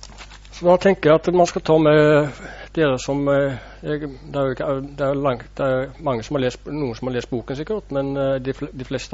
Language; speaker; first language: Norwegian; native; Norwegian